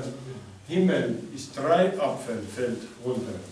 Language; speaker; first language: German; non-native, learner; Armenian